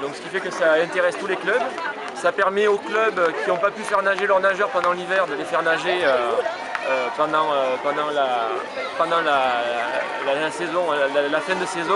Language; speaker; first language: French; native; French